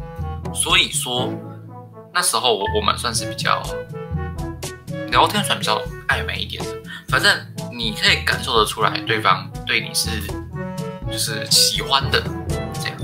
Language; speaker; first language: Chinese; native; Chinese